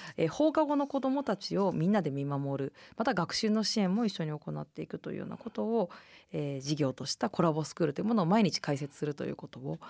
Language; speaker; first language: Japanese; native; Japanese